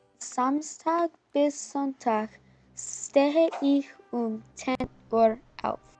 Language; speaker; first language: German; non-native, learner; English